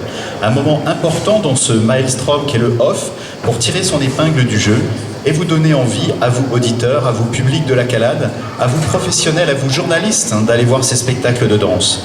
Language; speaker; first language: French; native; French